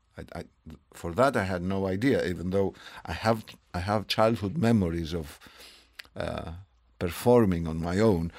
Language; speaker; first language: English; non-native, fluent; Greek